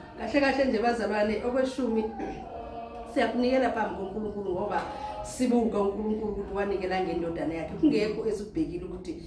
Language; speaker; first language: Zulu; non-native, local second language; Xhosa